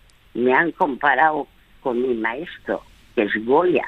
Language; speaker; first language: Spanish; early bilingual, other home language; French